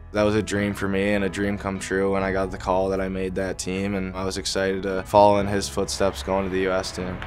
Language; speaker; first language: English; native; English